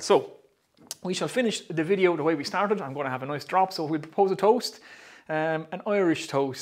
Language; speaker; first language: English; native; English